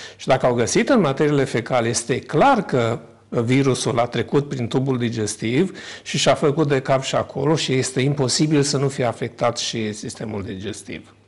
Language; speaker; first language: Romanian; native; Romanian